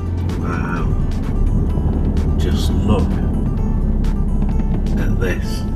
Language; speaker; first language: English; native; English